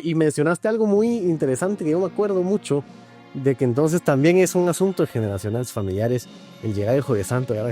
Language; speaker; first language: Spanish; native; Spanish